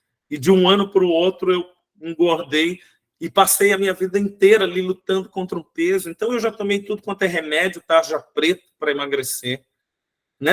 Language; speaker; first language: Portuguese; native; Portuguese